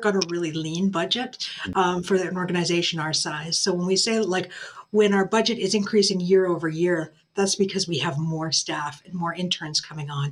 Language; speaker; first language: English; native; English